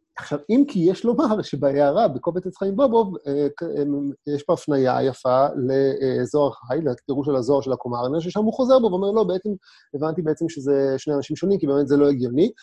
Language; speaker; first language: Hebrew; native; Hebrew